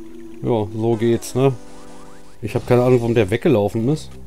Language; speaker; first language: German; native; German